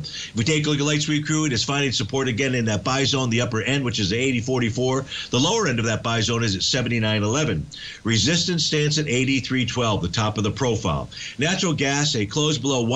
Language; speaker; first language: English; native; English